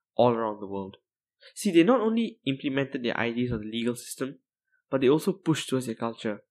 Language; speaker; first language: English; non-native, local second language; Tamil